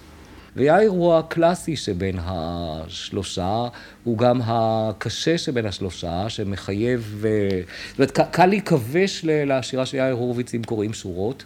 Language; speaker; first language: Hebrew; native; Hebrew